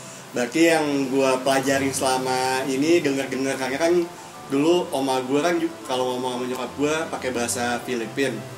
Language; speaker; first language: Indonesian; native; Indonesian